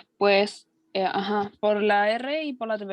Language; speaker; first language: Spanish; native; Spanish